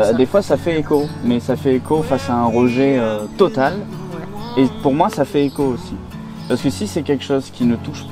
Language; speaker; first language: French; native; French